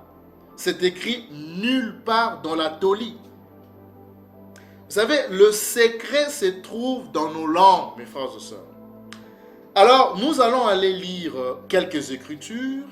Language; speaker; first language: French; non-native, local second language; Kongo